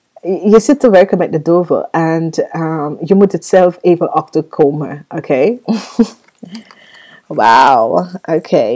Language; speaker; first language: Dutch; non-native, fluent; English